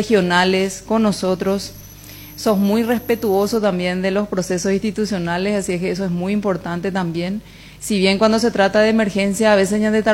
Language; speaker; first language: Spanish; native; Spanish